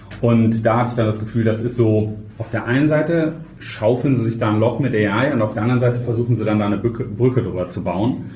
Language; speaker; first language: German; native; German